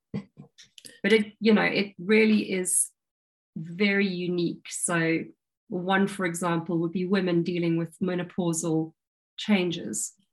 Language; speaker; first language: English; native; English